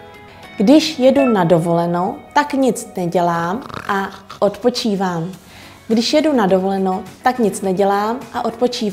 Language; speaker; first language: Czech; early bilingual, other home language; Vietnamese